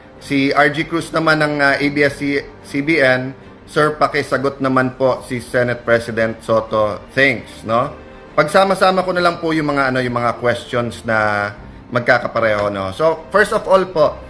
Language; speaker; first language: Filipino; native; Filipino